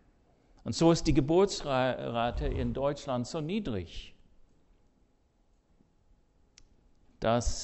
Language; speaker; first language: German; non-native, fluent; English